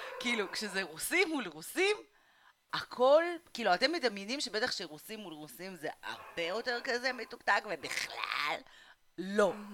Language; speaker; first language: Hebrew; early bilingual, other home language; Russian